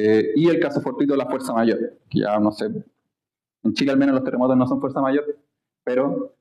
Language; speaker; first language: Spanish; native; Spanish